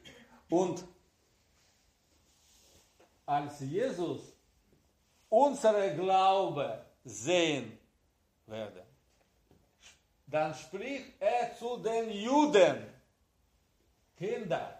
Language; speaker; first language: German; non-native, learner; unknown